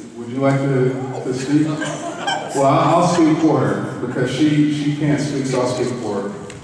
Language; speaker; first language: English; native; English